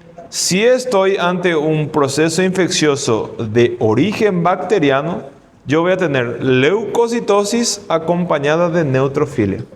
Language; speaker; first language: Spanish; non-native, fluent; Portuguese